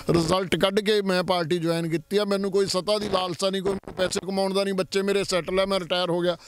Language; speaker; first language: Punjabi; native; Punjabi